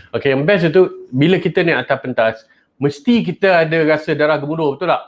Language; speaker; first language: Malay; native; Malay